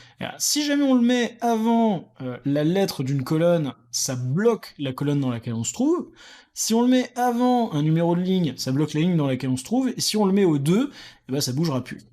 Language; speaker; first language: French; native; French